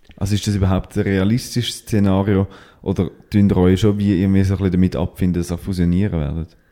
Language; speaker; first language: German; native; German